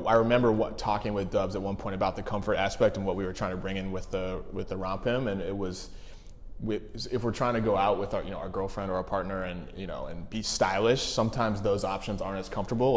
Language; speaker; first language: English; native; English